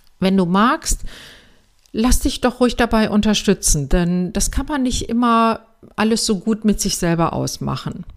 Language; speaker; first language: German; native; German